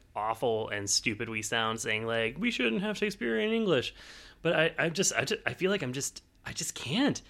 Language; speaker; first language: English; native; English